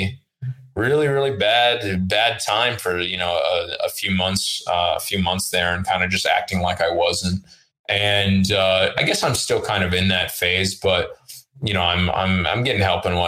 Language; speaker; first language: English; early bilingual, other home language; Russian